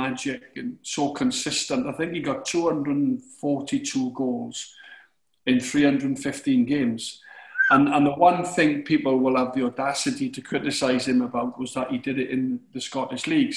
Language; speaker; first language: English; native; English